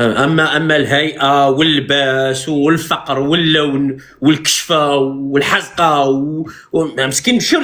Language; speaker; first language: Arabic; native; Arabic